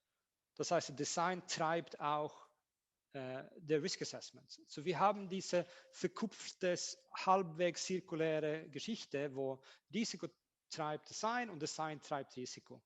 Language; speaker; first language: German; non-native, fluent; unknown